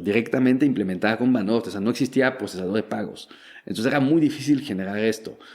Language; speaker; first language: Spanish; non-native, fluent; French